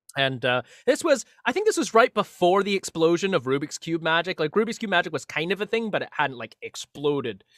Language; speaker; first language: English; native; English